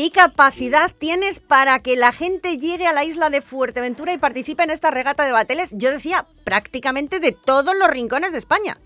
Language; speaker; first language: Spanish; native; Spanish